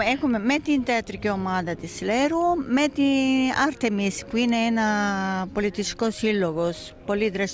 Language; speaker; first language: Greek; non-native, fluent; Italian